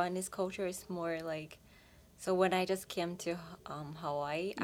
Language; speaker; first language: English; non-native, fluent; Chinese